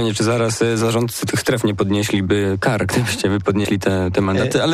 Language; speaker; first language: Polish; native; Polish